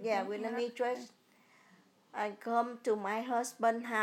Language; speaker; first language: English; early bilingual, other home language; Vietnamese